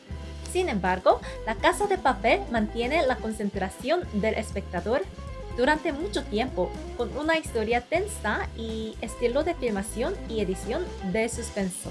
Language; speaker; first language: Spanish; non-native, fluent; Korean